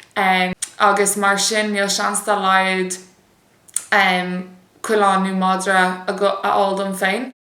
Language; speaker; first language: Irish; non-native, local second language; English